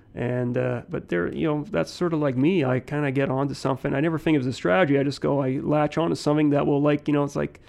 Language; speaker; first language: English; native; English